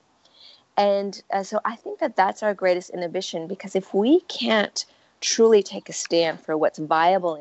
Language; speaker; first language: English; early bilingual, other home language; French